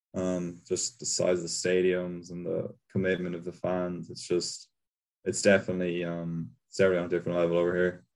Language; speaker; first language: English; native; English